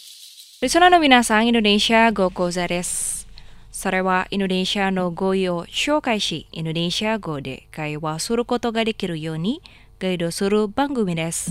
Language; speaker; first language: Japanese; non-native, fluent; Indonesian